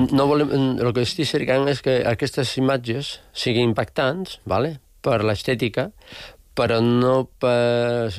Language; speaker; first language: Catalan; non-native, local second language; Spanish